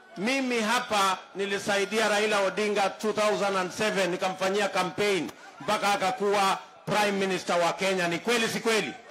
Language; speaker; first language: Swahili; non-native, local second language; Kalenjin